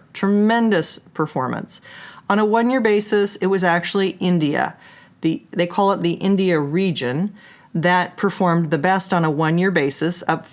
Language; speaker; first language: English; native; English